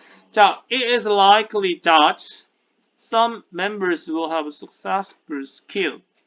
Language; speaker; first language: English; non-native, fluent; Korean